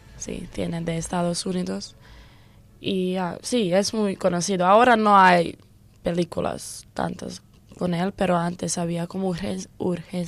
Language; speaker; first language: Spanish; non-native, learner; Croatian